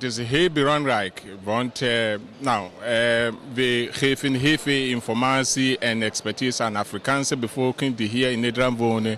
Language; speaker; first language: Dutch; non-native, fluent; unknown